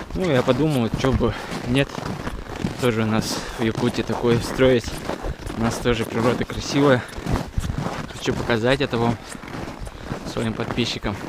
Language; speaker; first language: Russian; non-native, local second language; Yakut